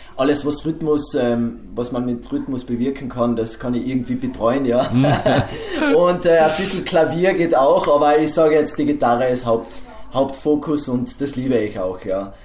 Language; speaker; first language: German; native; German